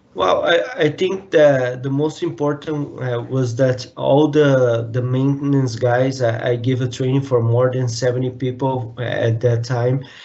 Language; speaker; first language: English; non-native, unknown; Portuguese